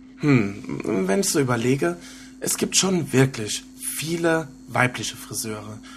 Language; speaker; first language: German; native; German